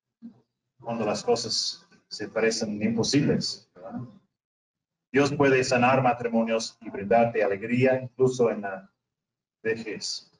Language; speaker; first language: Spanish; non-native, fluent; English